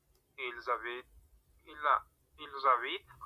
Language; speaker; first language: French; non-native, learner; Spanish